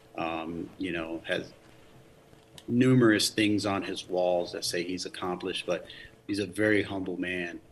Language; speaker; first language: English; early bilingual, other home language; Spanish